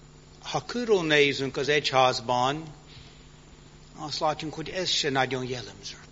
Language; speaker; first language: Hungarian; early bilingual, heritage; English